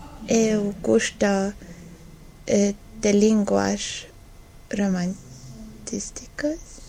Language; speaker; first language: Portuguese; non-native, learner; Estonian